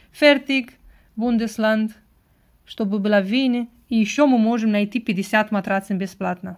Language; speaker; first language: Russian; non-native, learner; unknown